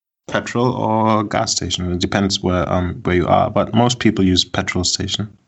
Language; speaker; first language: English; non-native, fluent; German